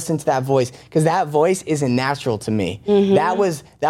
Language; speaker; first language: English; native; English